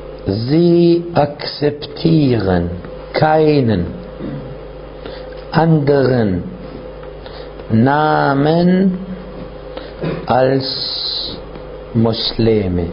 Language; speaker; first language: German; non-native, fluent; Arabic